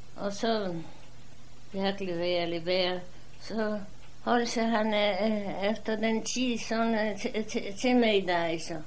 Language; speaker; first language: Danish; non-native, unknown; Polish